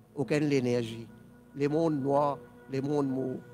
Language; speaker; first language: French; non-native, learner; Telugu